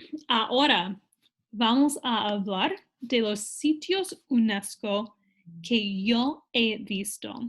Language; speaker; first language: Spanish; non-native, fluent; English